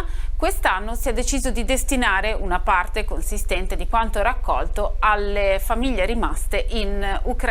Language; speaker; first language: Italian; native; Italian